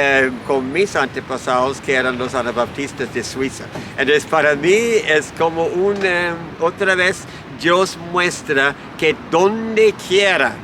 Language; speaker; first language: Spanish; non-native, fluent; English